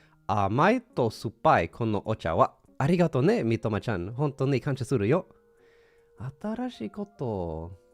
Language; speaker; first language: Japanese; non-native, learner; English